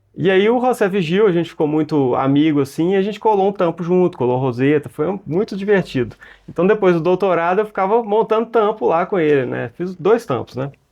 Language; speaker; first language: Portuguese; native; Portuguese